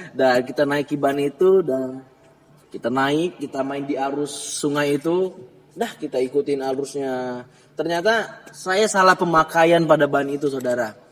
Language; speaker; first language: Indonesian; native; Indonesian